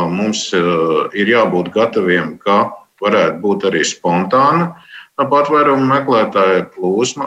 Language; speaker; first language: Latvian; non-native, local second language; Russian